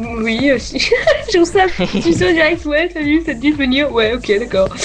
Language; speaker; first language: French; native; French